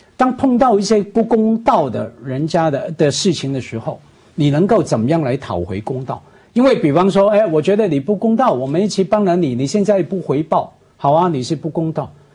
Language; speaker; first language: Chinese; non-native, local second language; Cantonese